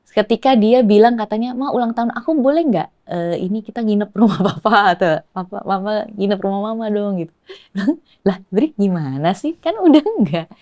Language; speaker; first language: Indonesian; native; Indonesian